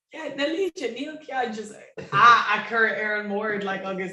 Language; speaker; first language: Irish; non-native, local second language; English